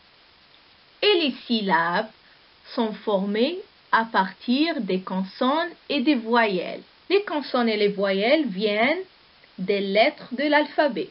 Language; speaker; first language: French; non-native, local second language; Arabic